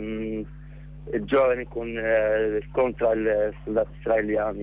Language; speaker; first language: Italian; non-native, learner; Arabic